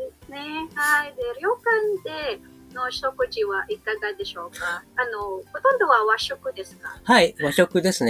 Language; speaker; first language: Japanese; non-native, learner; Filipino